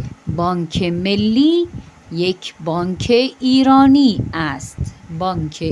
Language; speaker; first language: Persian; non-native, fluent; Urdu